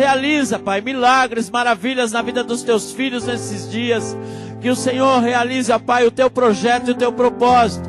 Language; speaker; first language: Portuguese; native; Portuguese